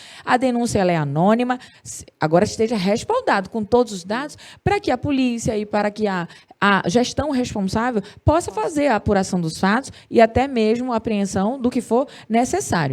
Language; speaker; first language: Portuguese; native; Portuguese